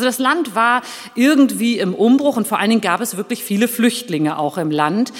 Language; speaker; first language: German; early bilingual, other home language; Turkish